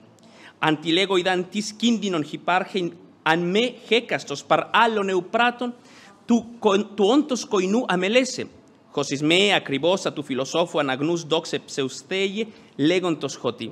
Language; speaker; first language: Greek; non-native, fluent; Spanish